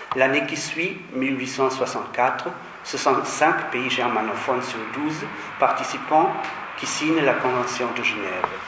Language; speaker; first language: French; non-native, fluent; German